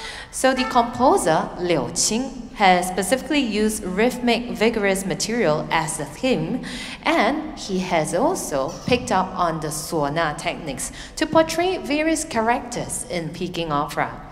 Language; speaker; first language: English; non-native, local second language; Chinese